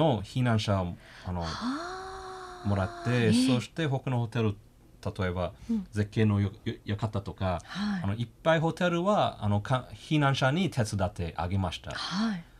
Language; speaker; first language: Japanese; non-native, fluent; English